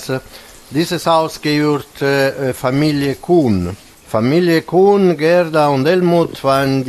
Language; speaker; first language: German; non-native, fluent; Italian